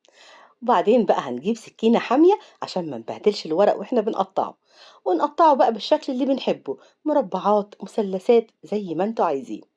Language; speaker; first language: Arabic; native; Arabic